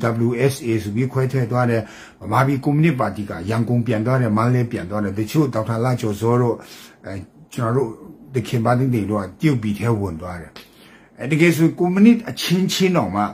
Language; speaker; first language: Burmese; non-native, local second language; Kachin